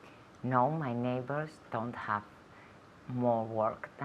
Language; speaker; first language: English; non-native, learner; Spanish